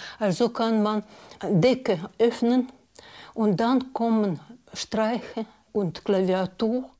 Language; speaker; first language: German; non-native, learner; Russian